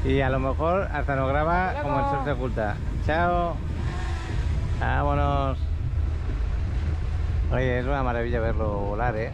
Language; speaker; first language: Spanish; native; Spanish